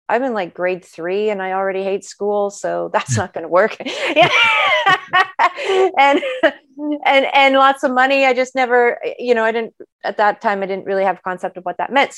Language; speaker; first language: English; native; English